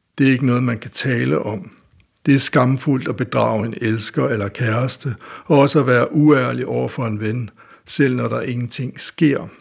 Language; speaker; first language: Danish; native; Danish